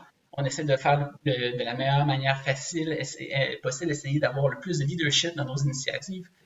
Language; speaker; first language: French; native; French